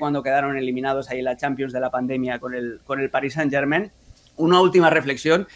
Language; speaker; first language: Spanish; native; Spanish